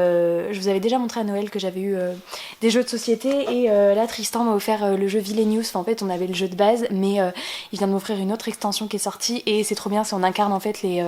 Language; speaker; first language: French; native; French